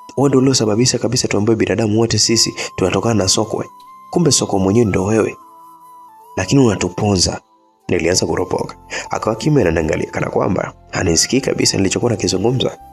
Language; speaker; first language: Swahili; native; Swahili